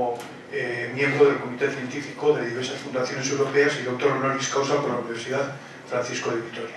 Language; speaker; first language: Spanish; native; Spanish